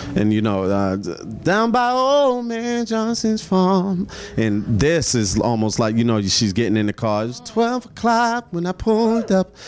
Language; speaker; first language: English; native; English